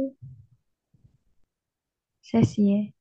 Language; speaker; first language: Korean; non-native, learner; Indonesian